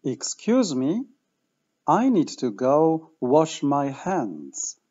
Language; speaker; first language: English; non-native, fluent; Polish